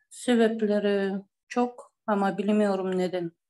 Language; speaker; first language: Turkish; non-native, learner; Kyrgyz